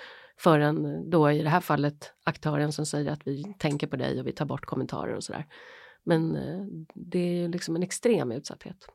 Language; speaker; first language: Swedish; native; Swedish